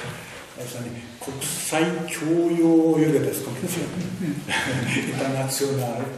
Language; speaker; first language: German; non-native, fluent; Japanese